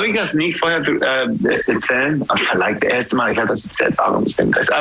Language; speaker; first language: German; non-native, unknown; English